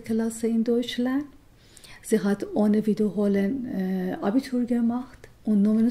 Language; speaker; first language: German; non-native, learner; Persian